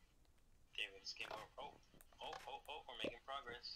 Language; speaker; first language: English; native; English